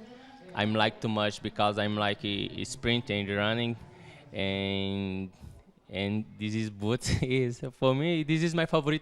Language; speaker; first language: English; non-native, learner; Portuguese